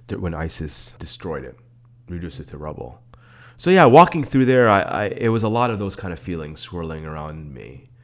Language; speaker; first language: English; native; English